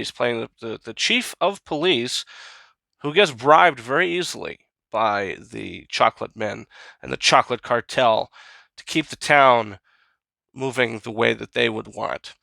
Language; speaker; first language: English; native; English